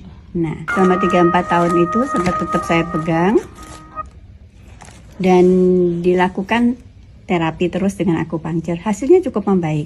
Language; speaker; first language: Indonesian; native; Indonesian